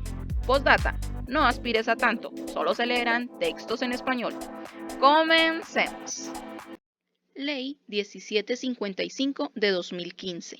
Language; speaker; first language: Spanish; native; Spanish